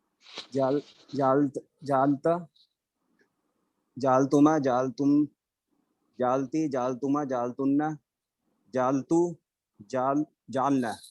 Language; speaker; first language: Arabic; non-native, learner; Urdu